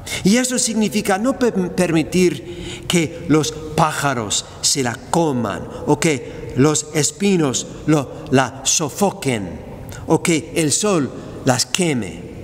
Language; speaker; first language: Spanish; non-native, fluent; English